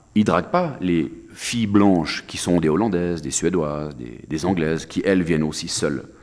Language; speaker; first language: French; native; French